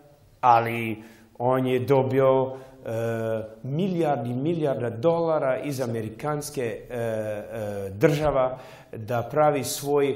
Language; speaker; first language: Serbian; early bilingual, heritage; Serbian